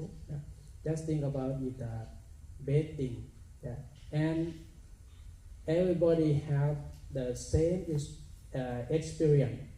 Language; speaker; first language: English; non-native, learner; Thai